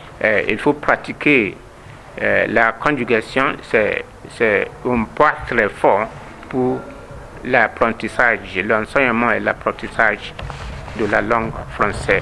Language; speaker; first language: French; non-native, learner; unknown